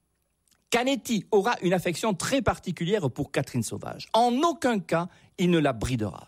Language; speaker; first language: French; native; French